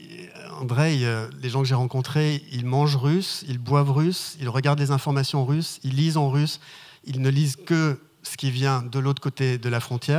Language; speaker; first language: French; native; French